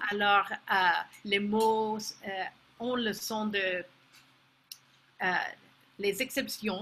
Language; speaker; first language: French; non-native, fluent; English